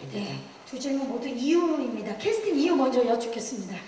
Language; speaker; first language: Korean; native; Korean